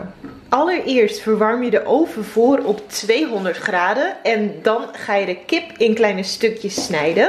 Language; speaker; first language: Dutch; native; Dutch